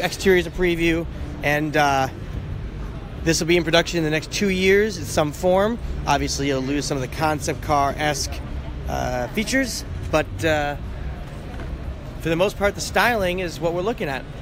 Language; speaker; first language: English; native; English